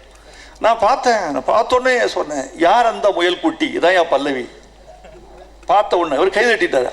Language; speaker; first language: Tamil; native; Tamil